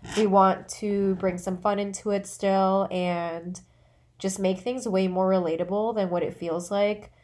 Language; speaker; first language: English; native; English